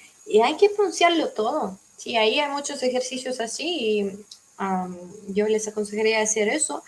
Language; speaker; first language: Spanish; non-native, fluent; Russian